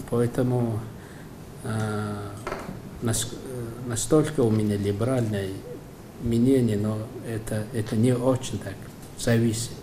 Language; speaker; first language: Russian; non-native, fluent; Mongolian